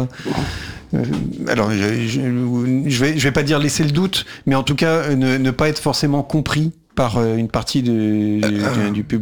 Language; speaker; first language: French; native; French